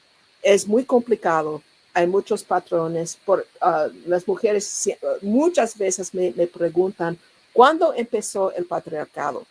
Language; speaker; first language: Spanish; non-native, learner; English